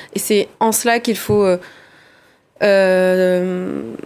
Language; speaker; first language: French; early bilingual, other home language; Arabic